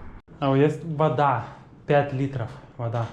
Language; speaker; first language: Russian; non-native, learner; Lithuanian